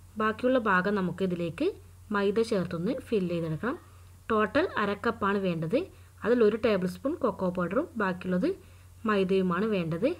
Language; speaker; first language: Malayalam; native; Malayalam